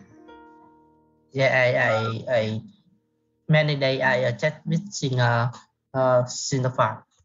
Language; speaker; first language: English; non-native, learner; Vietnamese